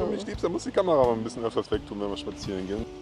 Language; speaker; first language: German; native; German